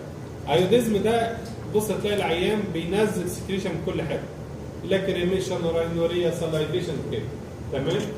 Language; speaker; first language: Arabic; native; Arabic